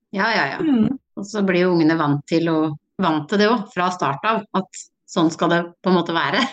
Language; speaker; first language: Norwegian; native; Norwegian